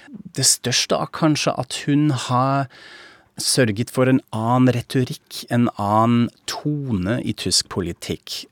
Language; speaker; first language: Norwegian; non-native, fluent; German